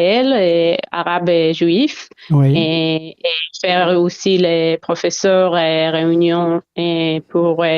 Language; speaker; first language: French; non-native, learner; Hebrew